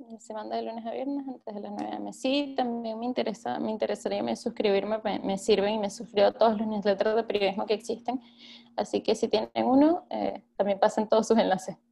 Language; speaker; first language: Spanish; native; Spanish